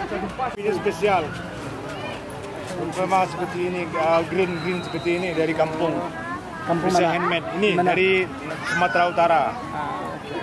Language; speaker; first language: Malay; non-native, learner; French